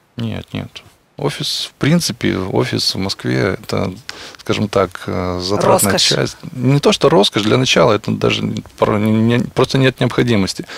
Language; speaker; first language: Russian; native; Russian